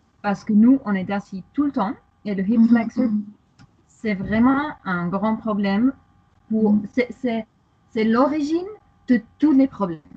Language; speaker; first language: French; non-native, fluent; German